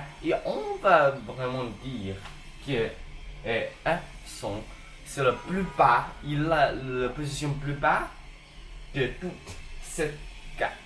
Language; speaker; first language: French; non-native, learner; Chinese